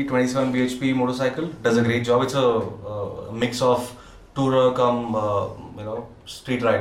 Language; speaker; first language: English; non-native, local second language; Konkani